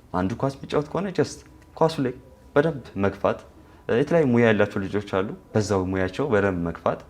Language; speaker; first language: Amharic; non-native, local second language; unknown